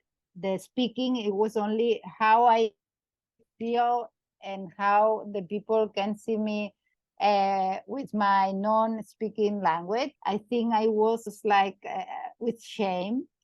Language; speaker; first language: English; non-native, learner; Catalan